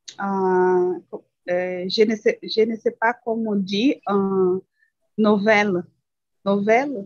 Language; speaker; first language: French; non-native, learner; Portuguese